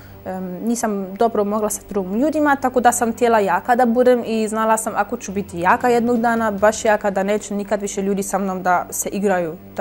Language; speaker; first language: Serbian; early bilingual, heritage; German